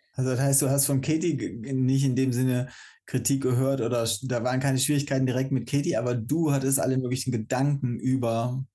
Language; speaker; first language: German; native; German